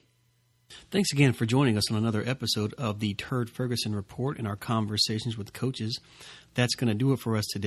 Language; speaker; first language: English; native; English